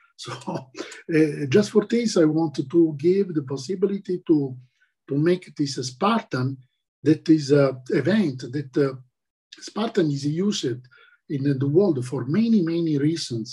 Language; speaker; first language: English; non-native, learner; Italian